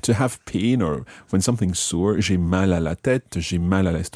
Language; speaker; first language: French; non-native, fluent; English